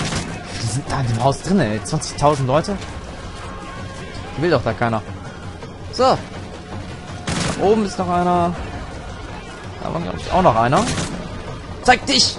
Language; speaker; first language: German; native; German